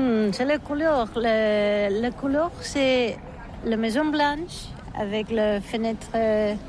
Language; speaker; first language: French; non-native, learner; Catalan